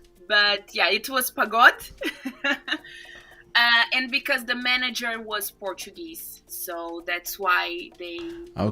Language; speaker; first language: English; non-native, fluent; Portuguese